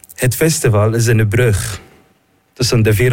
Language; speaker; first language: Dutch; non-native, fluent; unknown